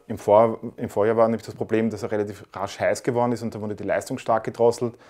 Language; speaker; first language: German; native; German